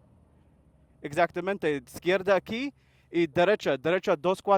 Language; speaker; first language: Spanish; non-native, learner; English